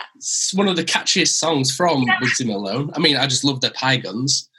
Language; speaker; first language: English; native; English